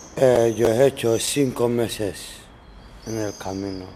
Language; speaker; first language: Spanish; non-native, learner; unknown